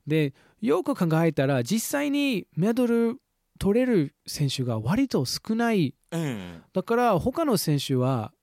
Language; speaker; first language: Japanese; non-native, fluent; English